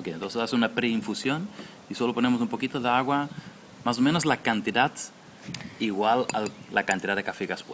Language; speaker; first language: Spanish; non-native, fluent; Dutch